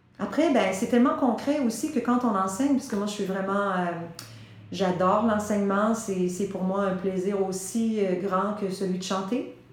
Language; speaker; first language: French; native; French